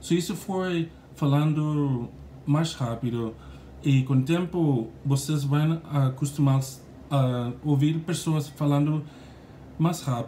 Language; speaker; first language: Portuguese; non-native, learner; English